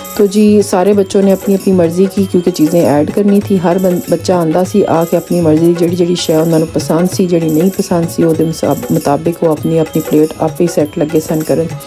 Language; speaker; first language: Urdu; non-native, local second language; Punjabi